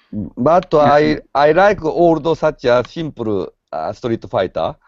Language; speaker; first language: English; non-native, learner; Japanese